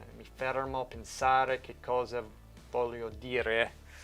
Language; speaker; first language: Italian; non-native, learner; English